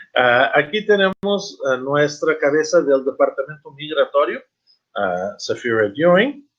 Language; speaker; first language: Spanish; non-native, fluent; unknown